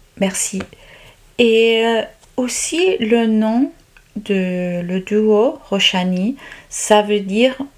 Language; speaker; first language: French; non-native, local second language; Italian